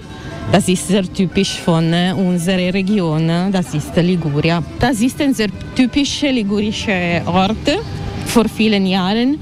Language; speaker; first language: German; non-native, fluent; Italian